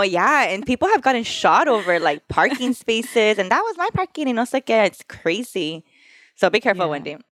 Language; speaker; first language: English; early bilingual, other home language; Spanish